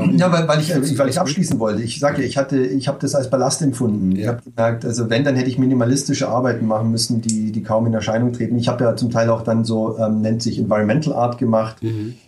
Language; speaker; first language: German; native; German